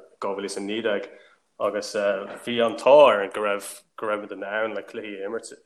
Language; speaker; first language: Irish; non-native, local second language; English